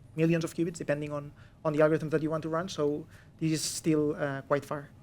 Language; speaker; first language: English; non-native, fluent; Catalan